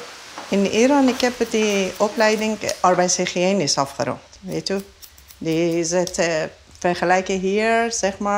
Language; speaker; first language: Dutch; non-native, learner; Persian